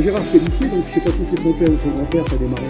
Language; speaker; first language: French; native; French